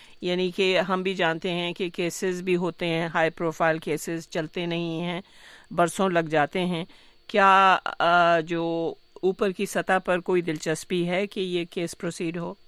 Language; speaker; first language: Urdu; native; Urdu